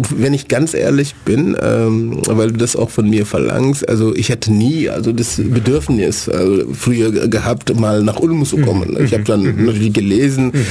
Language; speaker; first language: German; non-native, fluent; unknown